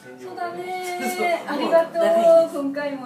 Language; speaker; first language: Japanese; non-native, fluent; Korean